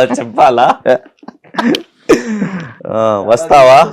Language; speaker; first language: Telugu; non-native, local second language; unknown